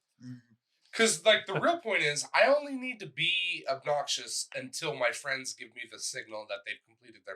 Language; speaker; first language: English; native; English